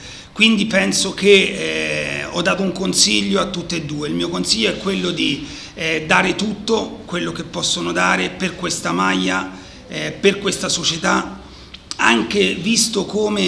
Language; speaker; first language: Italian; native; Italian